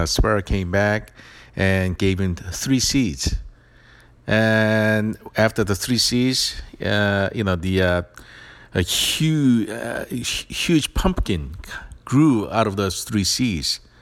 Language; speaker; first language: English; early bilingual, other home language; Korean